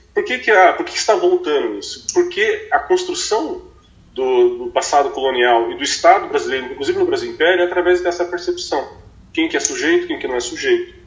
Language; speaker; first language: Portuguese; native; Portuguese